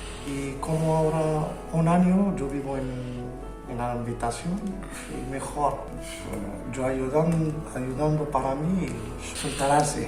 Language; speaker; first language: Spanish; non-native, learner; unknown